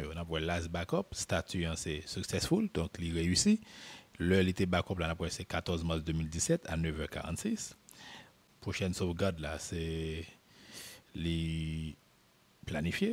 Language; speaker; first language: French; non-native, local second language; Haitian Creole